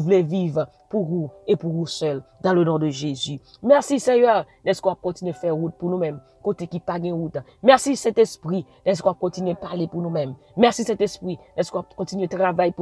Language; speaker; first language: French; non-native, local second language; Haitian Creole